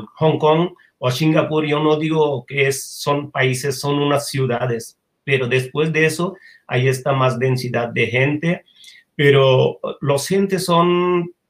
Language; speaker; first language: Spanish; non-native, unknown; Bangla